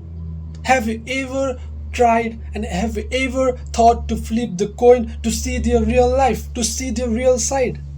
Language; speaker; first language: English; non-native, local second language; Nepali